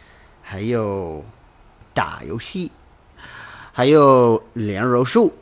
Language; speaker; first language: Chinese; non-native, learner; English